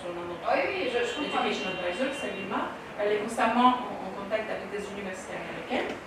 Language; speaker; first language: French; non-native, local second language; Arabic